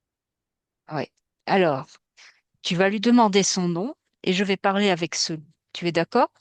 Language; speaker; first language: French; native; French